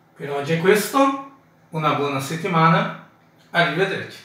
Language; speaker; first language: Italian; non-native, fluent; Portuguese